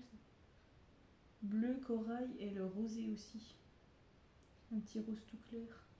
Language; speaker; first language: French; native; French